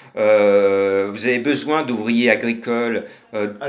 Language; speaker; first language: French; native; French